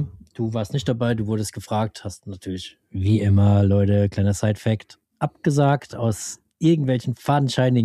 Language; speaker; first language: German; native; German